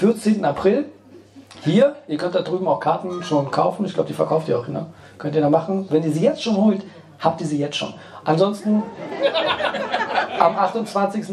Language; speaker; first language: German; native; German